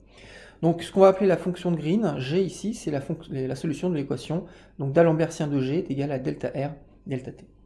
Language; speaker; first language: French; native; French